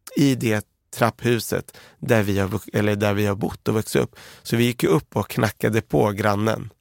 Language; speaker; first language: Swedish; early bilingual, other home language; Arabic